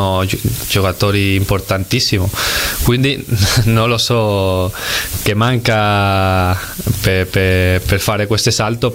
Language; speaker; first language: Italian; non-native, fluent; Spanish